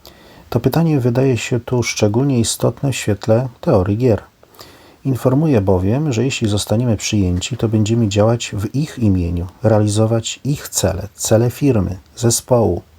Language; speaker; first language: Polish; native; Polish